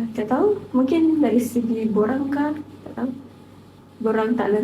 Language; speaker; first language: Malay; native; Malay